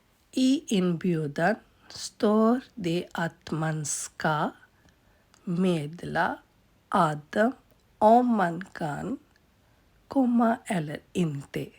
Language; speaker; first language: Swedish; non-native, fluent; Urdu